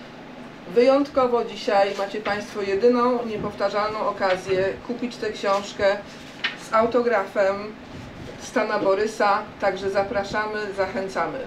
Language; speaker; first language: Polish; native; Polish